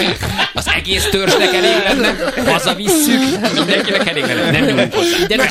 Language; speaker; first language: Hungarian; native; Hungarian